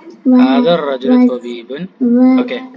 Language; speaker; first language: Arabic; non-native, fluent; Malayalam